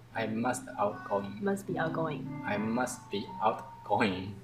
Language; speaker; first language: English; non-native, learner; Chinese